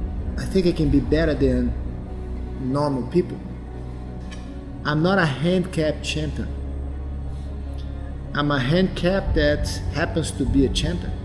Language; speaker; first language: English; non-native, fluent; Portuguese